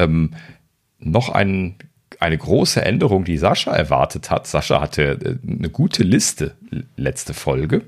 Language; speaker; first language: German; native; German